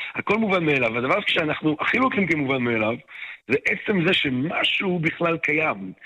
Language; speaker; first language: Hebrew; non-native, fluent; French